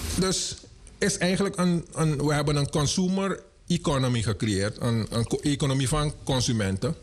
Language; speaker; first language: Dutch; native; Dutch